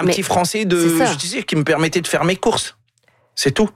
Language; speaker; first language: French; non-native, local second language; Arabic